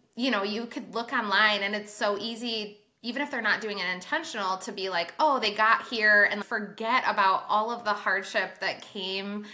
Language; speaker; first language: English; native; English